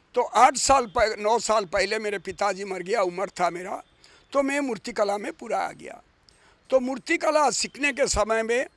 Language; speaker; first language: Hindi; non-native, local second language; Odia